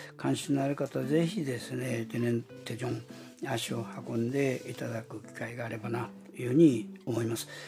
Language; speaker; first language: Japanese; native; Japanese